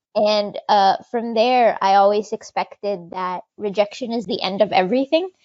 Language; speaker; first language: English; non-native, fluent; Arabic